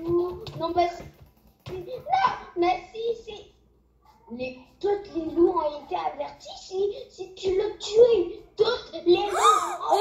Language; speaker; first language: French; native; French